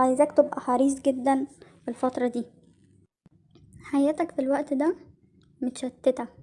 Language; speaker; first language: Arabic; native; Arabic